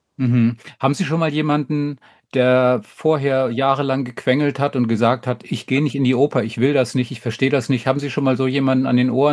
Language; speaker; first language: German; native; German